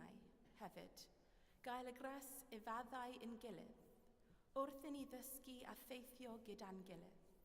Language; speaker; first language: Welsh; non-native, fluent; English